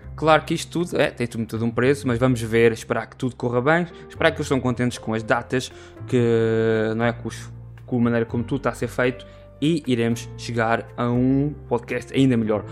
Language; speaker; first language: English; non-native, learner; Portuguese